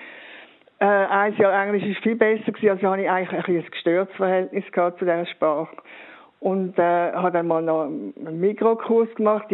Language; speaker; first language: German; native; German